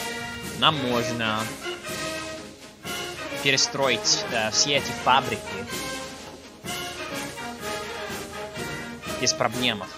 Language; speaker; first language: Russian; non-native, learner; English